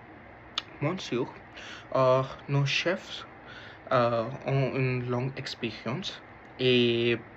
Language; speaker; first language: French; non-native, learner; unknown